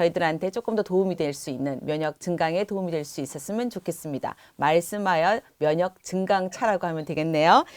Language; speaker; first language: Korean; native; Korean